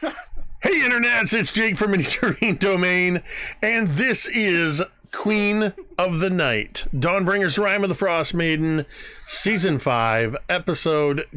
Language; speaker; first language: English; native; English